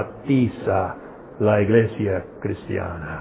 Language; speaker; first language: Spanish; non-native, fluent; English